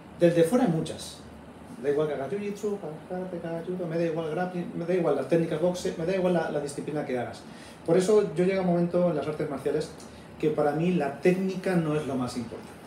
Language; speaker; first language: Spanish; native; Spanish